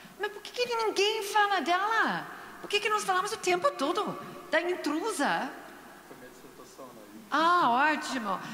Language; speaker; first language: Portuguese; non-native, fluent; English